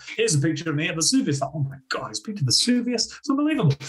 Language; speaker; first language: English; native; English